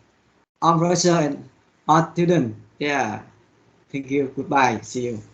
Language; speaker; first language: English; non-native, learner; Vietnamese